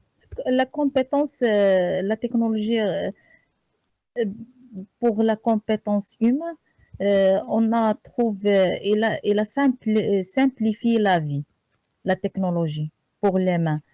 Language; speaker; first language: French; non-native, learner; Arabic